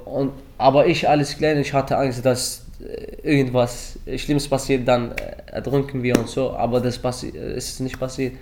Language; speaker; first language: German; early bilingual, other home language; Arabic